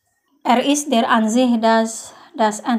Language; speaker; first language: German; non-native, fluent; Indonesian